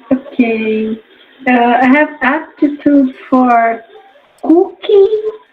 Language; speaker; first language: English; non-native, learner; Spanish